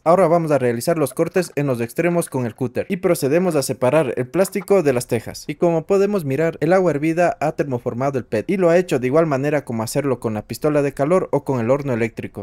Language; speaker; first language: Spanish; native; Spanish